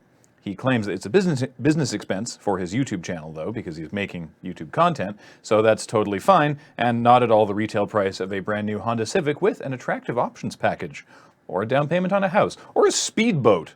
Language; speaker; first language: English; native; English